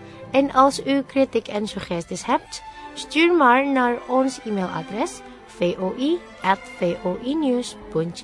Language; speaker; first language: Dutch; non-native, fluent; Indonesian